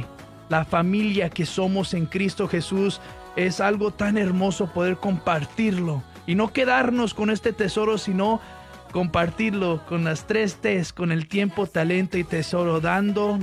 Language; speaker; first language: Spanish; early bilingual, heritage; Spanish